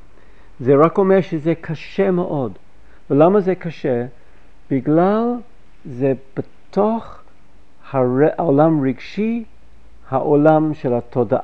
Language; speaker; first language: Hebrew; non-native, fluent; English